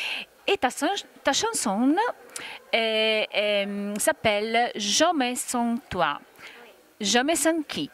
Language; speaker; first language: French; non-native, fluent; Italian